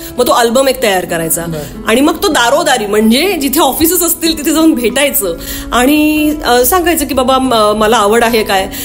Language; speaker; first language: Marathi; non-native, local second language; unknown